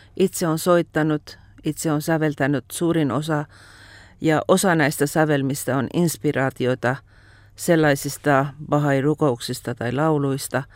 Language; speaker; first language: Finnish; non-native, fluent; Persian